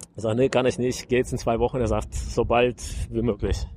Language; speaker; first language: German; non-native, fluent; Russian